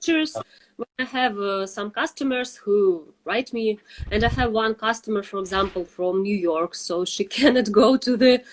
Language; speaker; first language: English; non-native, fluent; Russian